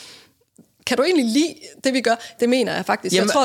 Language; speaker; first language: Danish; native; Danish